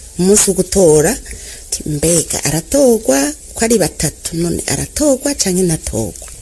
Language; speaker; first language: Rundi; early bilingual, other home language; Kinyarwanda